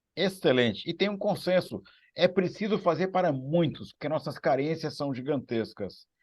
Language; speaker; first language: Portuguese; native; Portuguese